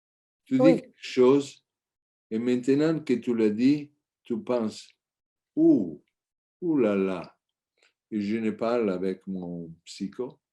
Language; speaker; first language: French; non-native, learner; Italian